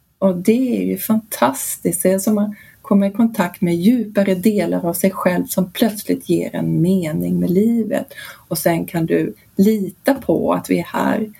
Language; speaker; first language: Swedish; early bilingual, heritage; Swedish